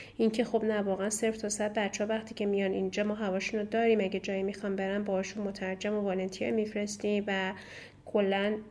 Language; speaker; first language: Persian; native; Persian